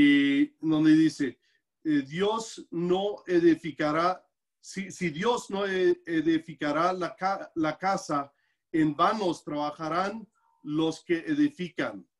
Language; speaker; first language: Spanish; non-native, local second language; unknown